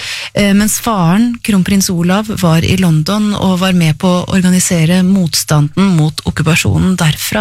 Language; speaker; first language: Norwegian; native; Norwegian